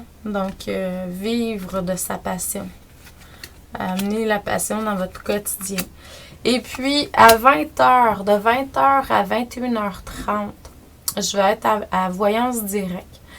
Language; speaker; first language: French; native; French